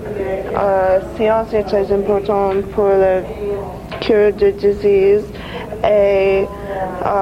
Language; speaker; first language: French; non-native, learner; English